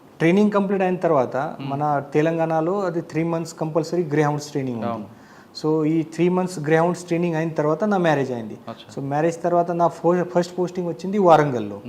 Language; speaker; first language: Telugu; non-native, learner; Marathi